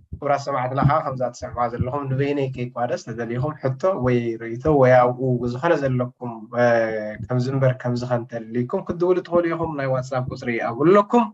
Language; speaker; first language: Tigrinya; native; Tigrinya